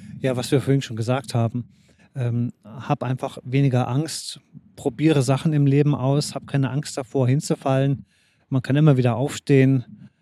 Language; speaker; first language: German; native; German